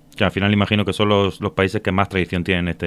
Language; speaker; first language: Spanish; native; Spanish